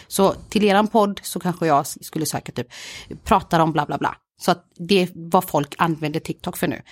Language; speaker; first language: Swedish; native; Swedish